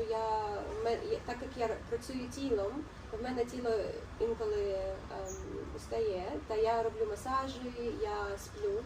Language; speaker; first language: Ukrainian; non-native, local second language; Russian